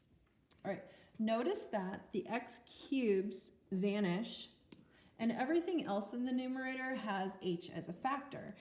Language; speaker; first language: English; native; English